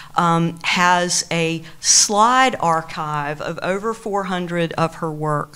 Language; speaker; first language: English; native; English